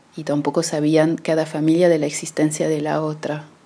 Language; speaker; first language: Spanish; early bilingual, other home language; French